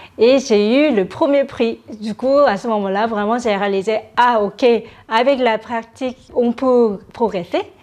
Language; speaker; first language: French; non-native, fluent; Korean